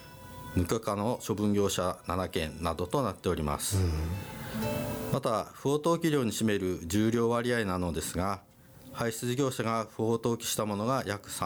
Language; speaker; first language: Japanese; native; Japanese